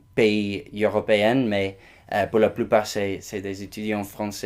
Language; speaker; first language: French; non-native, learner; English